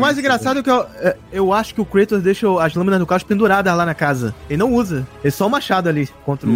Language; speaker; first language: Portuguese; native; Portuguese